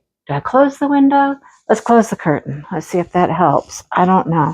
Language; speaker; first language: English; native; English